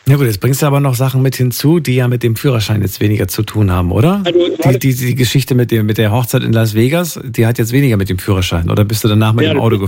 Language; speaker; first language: German; native; German